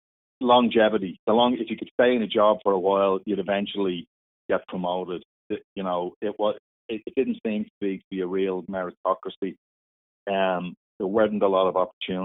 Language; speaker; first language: English; native; English